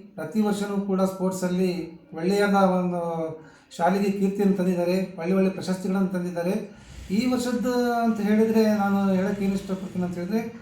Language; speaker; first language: Kannada; native; Kannada